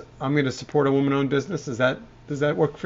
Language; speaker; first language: English; native; English